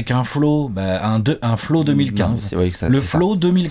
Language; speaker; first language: French; native; French